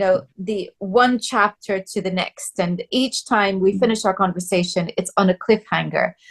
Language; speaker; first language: English; native; English